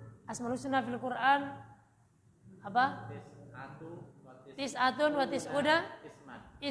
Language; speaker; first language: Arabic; non-native, fluent; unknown